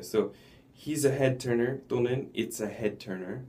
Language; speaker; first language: English; native; English